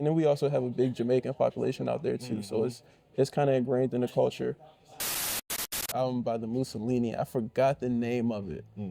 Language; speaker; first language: English; native; English